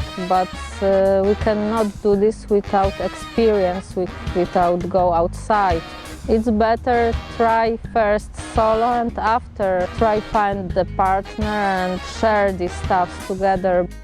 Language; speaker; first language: English; non-native, fluent; Polish